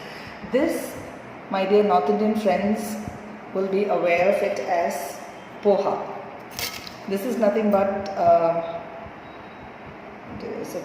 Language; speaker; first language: English; non-native, local second language; Tamil